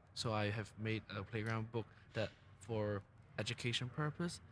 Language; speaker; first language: English; non-native, local second language; Cantonese